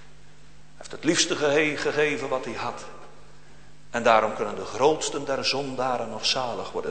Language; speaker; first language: Dutch; native; Dutch